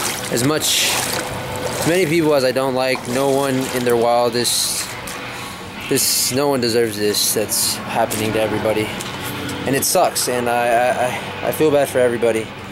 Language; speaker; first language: English; early bilingual, other home language; Spanish